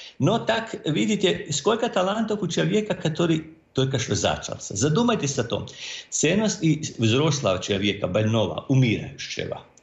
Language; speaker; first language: Russian; non-native, fluent; Croatian